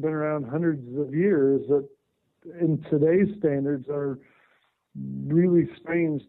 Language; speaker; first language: English; native; English